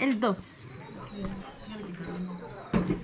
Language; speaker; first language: Spanish; native; Spanish